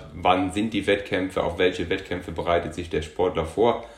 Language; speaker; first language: German; non-native, local second language; Luxembourgish